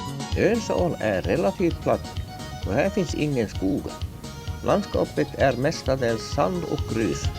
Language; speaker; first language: Swedish; native; Swedish